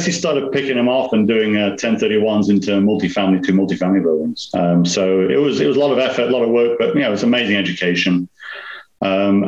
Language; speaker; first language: English; native; English